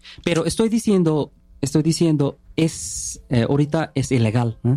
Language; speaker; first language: Spanish; non-native, learner; Bangla